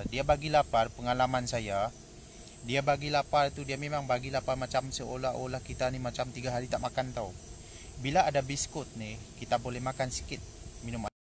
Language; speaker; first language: Malay; native; Malay